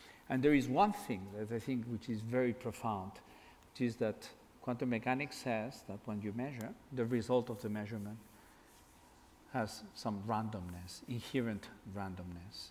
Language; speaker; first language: English; non-native, fluent; Catalan